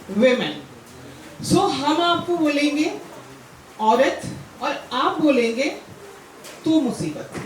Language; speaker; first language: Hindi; non-native, local second language; Maithili